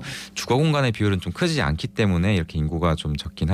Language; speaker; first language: Korean; native; Korean